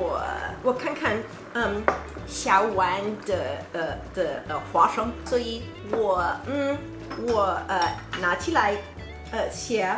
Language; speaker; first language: Chinese; non-native, learner; English